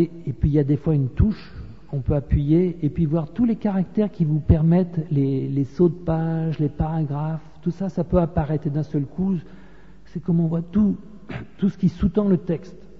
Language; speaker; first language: French; native; French